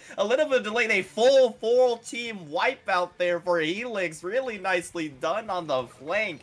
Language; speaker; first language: English; native; English